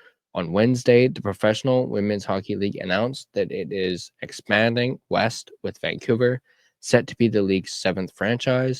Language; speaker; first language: English; native; English